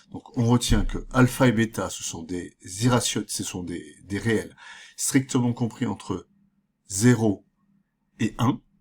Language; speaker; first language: French; native; French